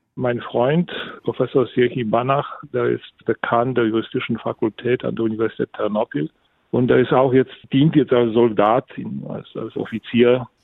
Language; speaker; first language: German; non-native, fluent; Polish